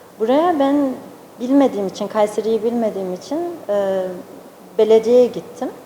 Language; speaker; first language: Turkish; early bilingual, heritage; Turkish